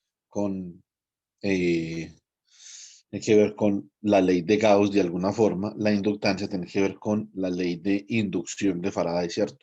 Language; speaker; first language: Spanish; native; Spanish